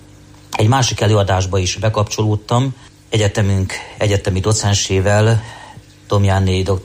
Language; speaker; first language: Hungarian; native; Hungarian